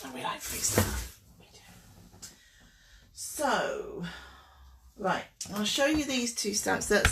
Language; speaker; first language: English; native; English